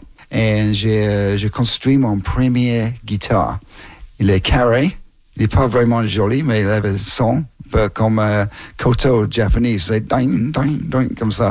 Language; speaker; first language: French; non-native, learner; English